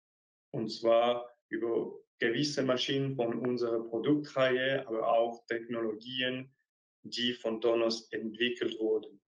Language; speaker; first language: German; non-native, fluent; French